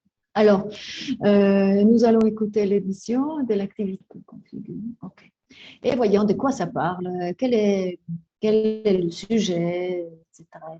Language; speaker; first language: French; non-native, fluent; Spanish